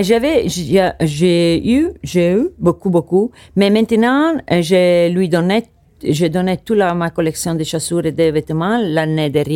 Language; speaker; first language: French; non-native, learner; Italian